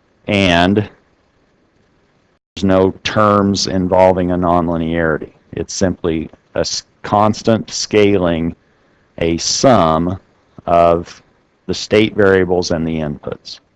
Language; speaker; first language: English; native; English